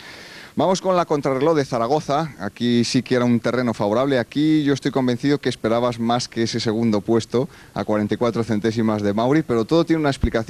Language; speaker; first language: Spanish; native; Spanish